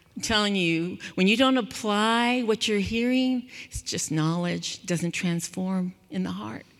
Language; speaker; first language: English; native; English